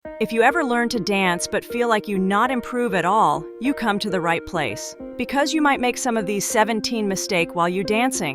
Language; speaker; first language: English; non-native, fluent; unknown